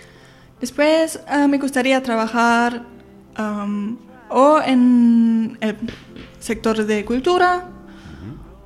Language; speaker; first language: Spanish; non-native, fluent; German